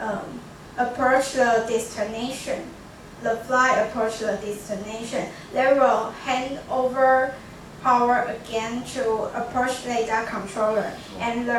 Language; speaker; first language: English; non-native, learner; Chinese